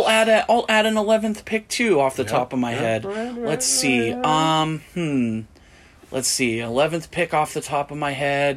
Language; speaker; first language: English; native; English